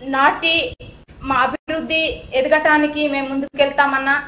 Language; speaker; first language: Telugu; non-native, local second language; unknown